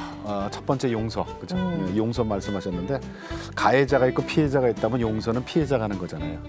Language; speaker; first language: Korean; native; Korean